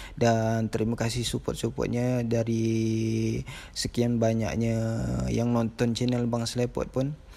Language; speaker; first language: Malay; native; Malay